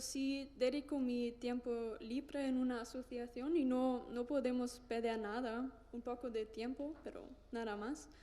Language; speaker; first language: Spanish; non-native, learner; German